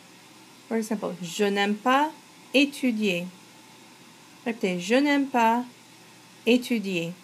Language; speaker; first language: French; non-native, fluent; English